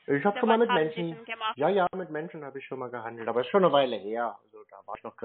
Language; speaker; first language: German; native; German